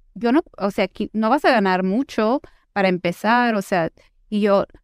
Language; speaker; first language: Spanish; early bilingual, heritage; Spanish